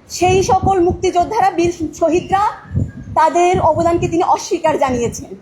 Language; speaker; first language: Bangla; non-native, local second language; Chakma